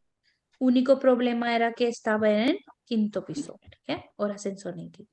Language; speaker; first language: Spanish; non-native, fluent; Hindi